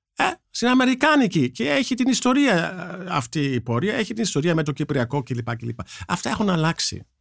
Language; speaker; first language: Greek; non-native, fluent; German